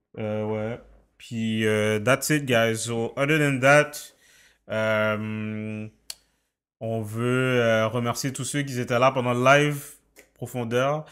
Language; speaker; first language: French; native; French